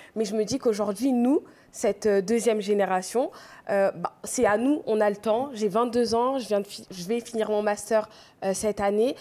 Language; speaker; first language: French; native; French